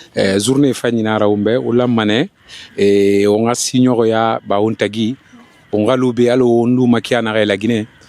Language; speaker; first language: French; non-native, local second language; Fula